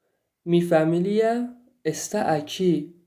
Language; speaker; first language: Spanish; non-native, fluent; Persian